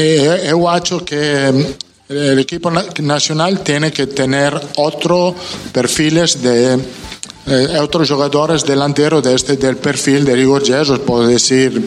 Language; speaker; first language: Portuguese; non-native, learner; Italian